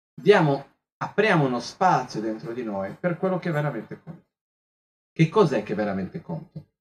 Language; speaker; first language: Italian; non-native, fluent; Portuguese